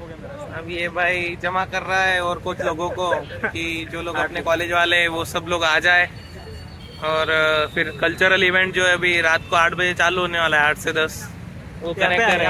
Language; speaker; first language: Hindi; native; Hindi